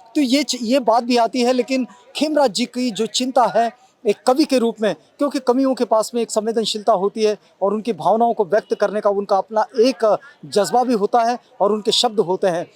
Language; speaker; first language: Hindi; native; Hindi